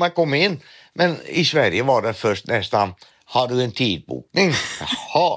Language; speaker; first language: Swedish; non-native, fluent; Dutch